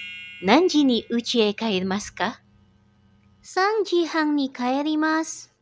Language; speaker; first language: Japanese; non-native, fluent; Indonesian